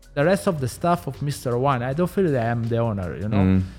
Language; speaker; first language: English; non-native, learner; Italian